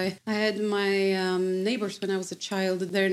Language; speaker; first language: English; non-native, fluent; Polish